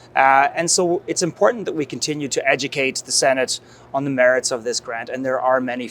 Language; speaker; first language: English; native; English